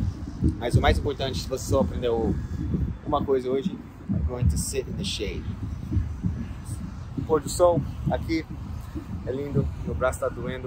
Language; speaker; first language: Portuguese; non-native, fluent; English